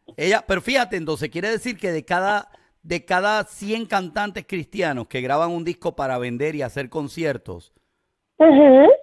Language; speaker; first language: Spanish; native; Spanish